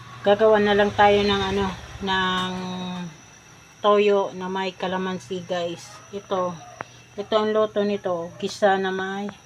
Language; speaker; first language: Filipino; non-native, local second language; Bikol